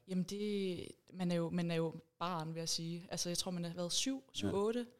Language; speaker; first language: Danish; early bilingual, other home language; Persian